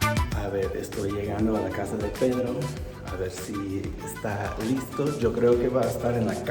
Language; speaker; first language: Spanish; non-native, fluent; English